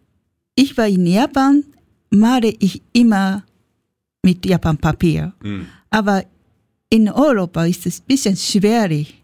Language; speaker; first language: German; non-native, learner; Japanese